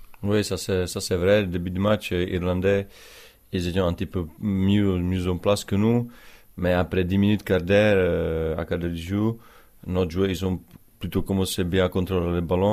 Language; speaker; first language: French; non-native, learner; Czech